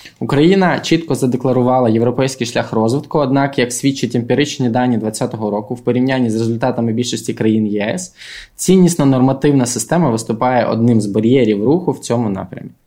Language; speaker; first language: Ukrainian; non-native, local second language; Russian